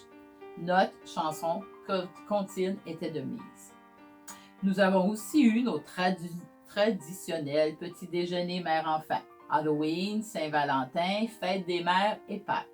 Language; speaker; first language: French; native; French